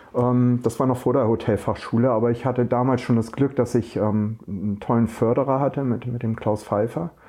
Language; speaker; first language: German; native; German